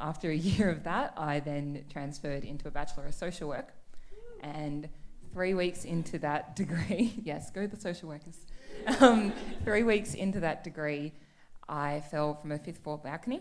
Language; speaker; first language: English; native; English